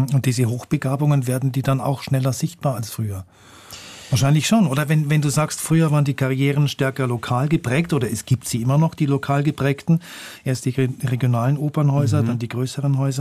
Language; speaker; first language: German; native; German